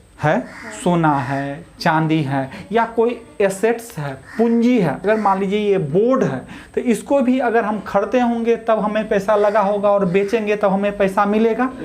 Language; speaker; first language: Hindi; native; Hindi